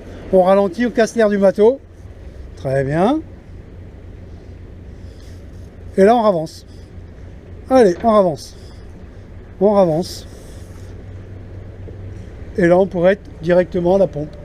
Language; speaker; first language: French; native; French